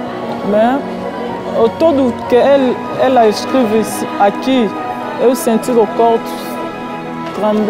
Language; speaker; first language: Portuguese; non-native, learner; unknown